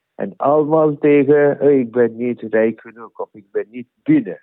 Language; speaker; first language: Dutch; non-native, learner; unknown